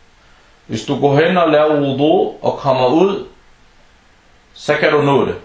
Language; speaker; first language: Danish; non-native, fluent; Arabic